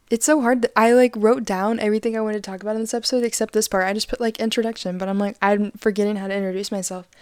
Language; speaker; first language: English; native; English